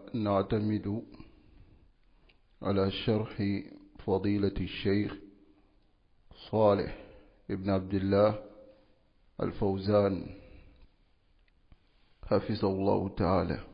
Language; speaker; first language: Arabic; non-native, fluent; French